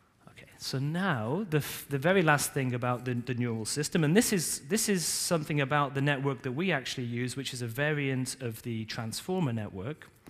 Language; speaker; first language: English; native; English